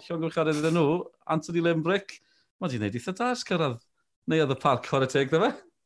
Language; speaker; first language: Welsh; native; Welsh